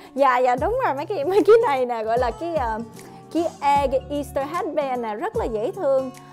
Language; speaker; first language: Vietnamese; early bilingual, heritage; Vietnamese